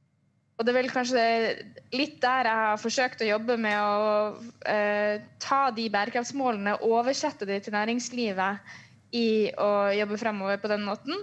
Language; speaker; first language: Norwegian; native; Norwegian